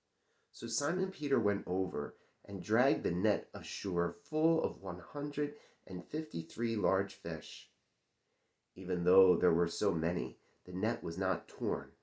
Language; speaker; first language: English; native; English